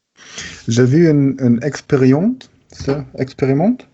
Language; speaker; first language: French; non-native, learner; German